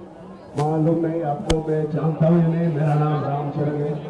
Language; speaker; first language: Hindi; non-native, local second language; Telugu